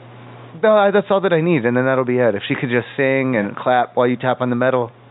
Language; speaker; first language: English; native; English